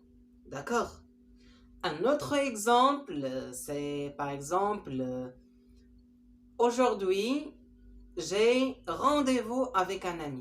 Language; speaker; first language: French; non-native, local second language; Arabic